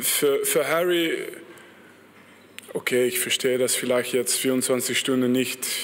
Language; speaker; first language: German; non-native, fluent; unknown